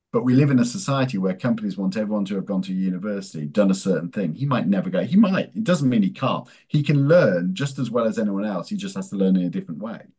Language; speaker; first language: English; native; English